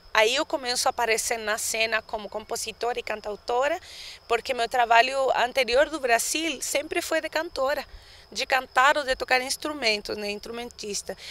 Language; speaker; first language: Portuguese; non-native, fluent; Spanish